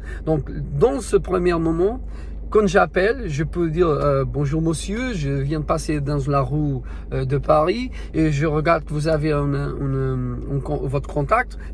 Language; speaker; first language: French; non-native, learner; Portuguese